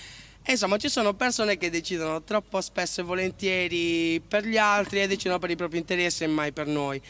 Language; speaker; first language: Italian; native; Italian